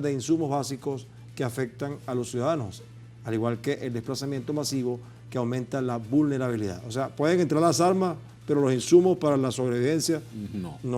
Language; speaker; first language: Spanish; native; Spanish